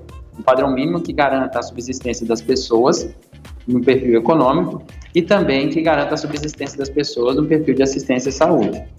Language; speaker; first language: Portuguese; native; Portuguese